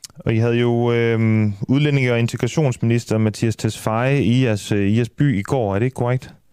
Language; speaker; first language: Danish; native; Danish